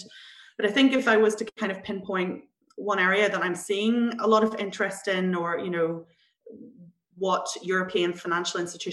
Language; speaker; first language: English; native; English